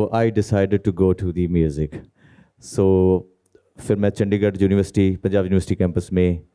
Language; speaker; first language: Hindi; native; Hindi